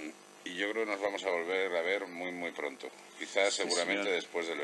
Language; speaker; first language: Spanish; native; Spanish